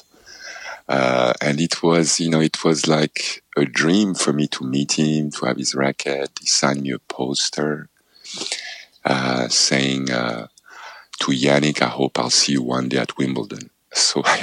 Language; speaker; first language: English; non-native, local second language; French